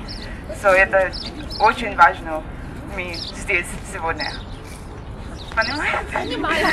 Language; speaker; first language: Russian; non-native, learner; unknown